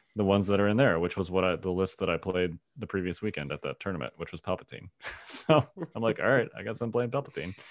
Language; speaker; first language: English; native; English